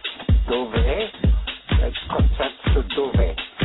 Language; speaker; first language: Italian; non-native, fluent; English